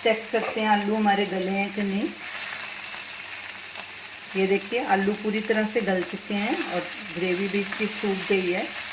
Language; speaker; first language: Hindi; native; Hindi